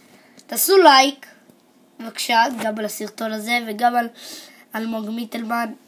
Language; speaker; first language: Hebrew; native; Hebrew